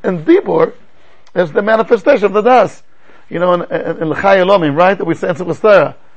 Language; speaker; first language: English; native; English